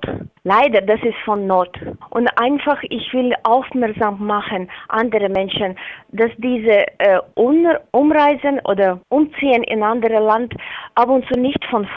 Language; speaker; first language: German; non-native, learner; Latvian